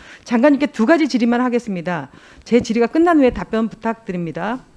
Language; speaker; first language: Korean; native; Korean